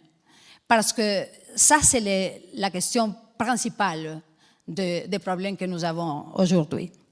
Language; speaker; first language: French; non-native, fluent; Spanish